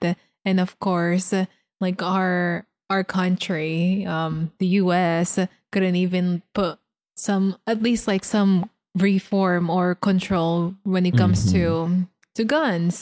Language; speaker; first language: English; non-native, local second language; Filipino